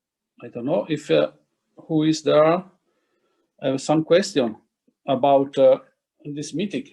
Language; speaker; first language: English; non-native, fluent; Italian